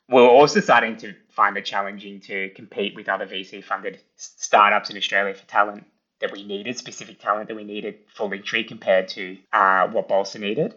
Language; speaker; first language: English; early bilingual, other home language; Italian